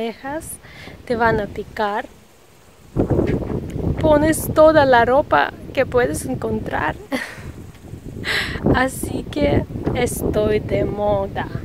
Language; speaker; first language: Spanish; non-native, learner; Russian